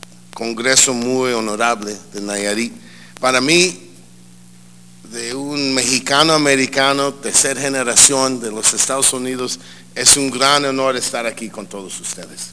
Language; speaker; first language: Spanish; early bilingual, heritage; English